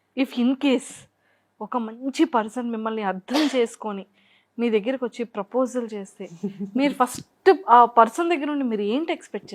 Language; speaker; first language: Telugu; native; Telugu